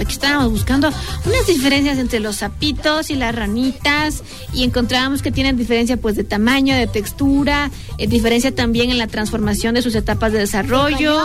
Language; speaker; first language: Spanish; native; Spanish